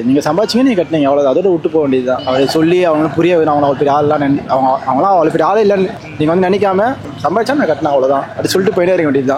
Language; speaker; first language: Tamil; native; Tamil